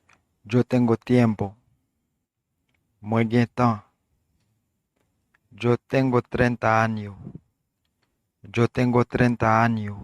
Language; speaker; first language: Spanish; non-native, learner; Haitian Creole